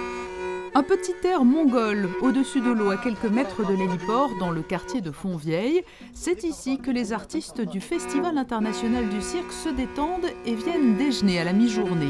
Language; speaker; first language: French; native; French